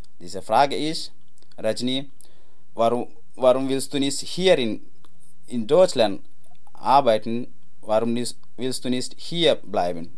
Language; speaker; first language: German; non-native, learner; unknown